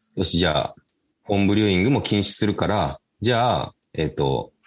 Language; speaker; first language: Japanese; native; Japanese